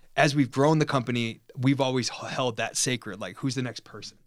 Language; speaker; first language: English; native; English